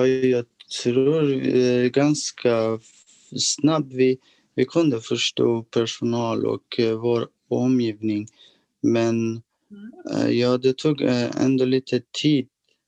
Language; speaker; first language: Swedish; non-native, fluent; Persian